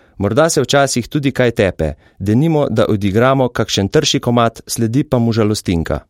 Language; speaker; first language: Slovenian; native; Slovenian